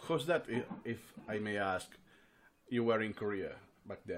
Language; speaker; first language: English; non-native, fluent; Spanish